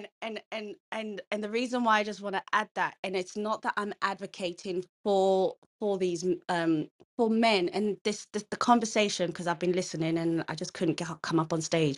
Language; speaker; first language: English; non-native, local second language; Kikuyu